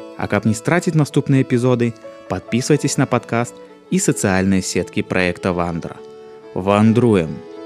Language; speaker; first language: Belarusian; non-native, local second language; Russian